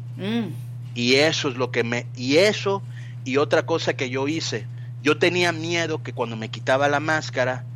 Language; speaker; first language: Spanish; early bilingual, heritage; Spanish